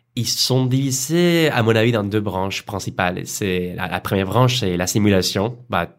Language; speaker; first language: French; non-native, fluent; Spanish